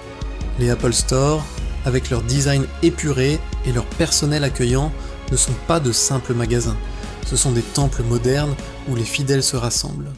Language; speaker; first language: French; native; French